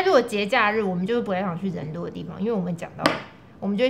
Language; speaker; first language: Chinese; native; Chinese